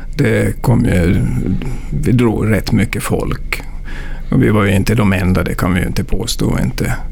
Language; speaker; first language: Swedish; native; Swedish